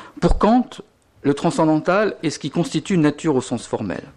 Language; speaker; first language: French; native; French